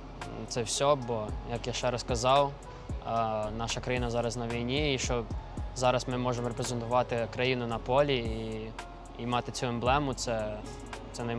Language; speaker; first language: Ukrainian; early bilingual, other home language; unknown